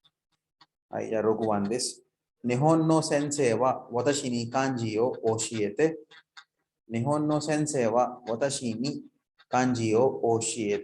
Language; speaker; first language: Japanese; non-native, fluent; Urdu